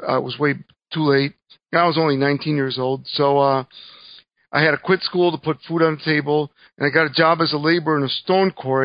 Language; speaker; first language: English; early bilingual, other home language; Spanish